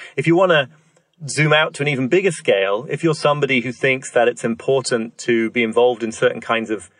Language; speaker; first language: English; native; English